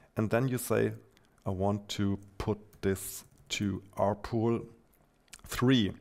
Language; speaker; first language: English; non-native, fluent; German